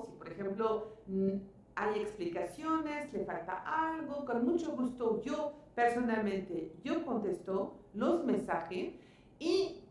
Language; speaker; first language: Spanish; non-native, fluent; French